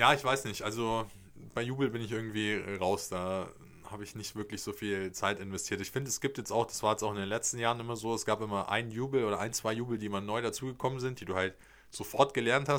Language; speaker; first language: German; native; German